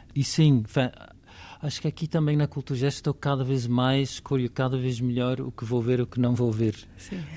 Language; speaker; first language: Portuguese; non-native, fluent; Dutch